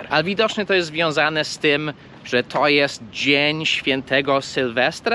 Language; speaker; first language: Polish; early bilingual, heritage; English